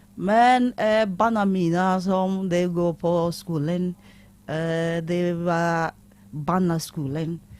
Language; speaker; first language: Norwegian; non-native, learner; Akan